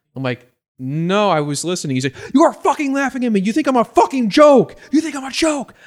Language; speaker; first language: English; native; English